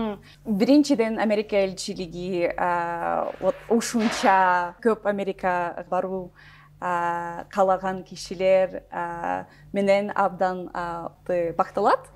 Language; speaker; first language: Kyrgyz; non-native, learner; English